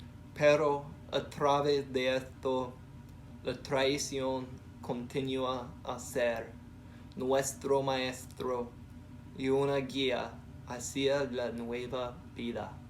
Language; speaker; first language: Spanish; non-native, learner; English